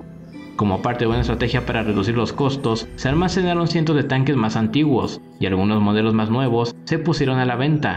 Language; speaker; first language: Spanish; native; Spanish